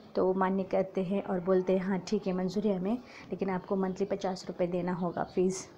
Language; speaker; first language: Hindi; non-native, local second language; Marathi